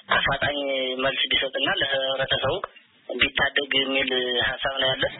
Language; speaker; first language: Amharic; native; Amharic